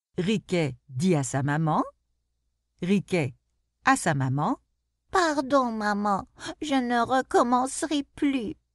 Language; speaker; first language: French; non-native, local second language; Arabic